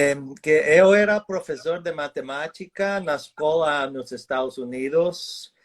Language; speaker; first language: Portuguese; non-native, fluent; English